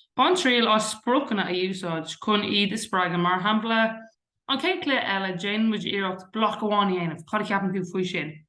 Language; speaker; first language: Irish; non-native, local second language; English